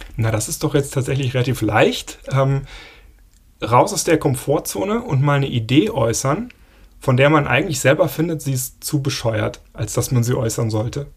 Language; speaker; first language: German; native; German